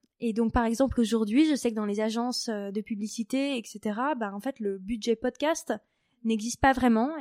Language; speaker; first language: French; native; French